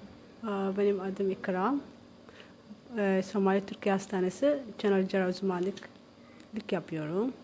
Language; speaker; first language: Turkish; non-native, learner; Somali